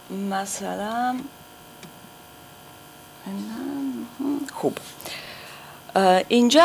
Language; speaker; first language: Persian; non-native, learner; German